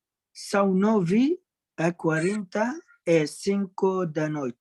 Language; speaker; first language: Portuguese; non-native, learner; Arabic